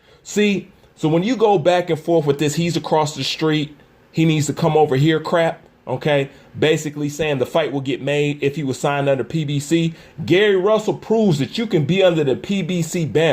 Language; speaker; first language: English; native; English